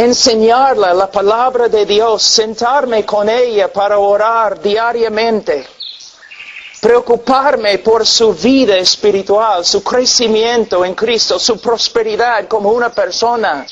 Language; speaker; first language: Spanish; non-native, fluent; English